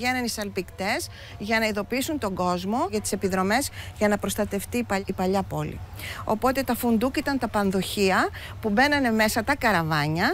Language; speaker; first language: Greek; native; Greek